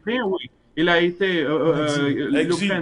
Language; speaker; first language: French; non-native, fluent; Russian